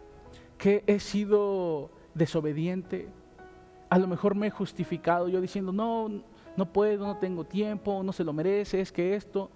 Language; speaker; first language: Spanish; native; Spanish